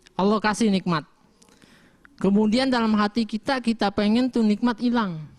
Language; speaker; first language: Indonesian; native; Indonesian